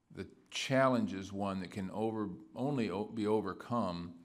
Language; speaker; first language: English; native; English